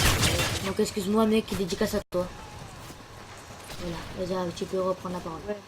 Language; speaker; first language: French; native; French